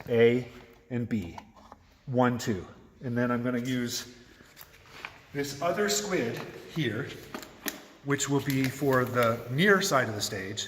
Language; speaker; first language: English; native; English